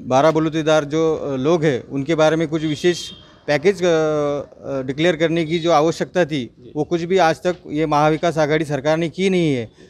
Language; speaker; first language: Hindi; non-native, local second language; Marathi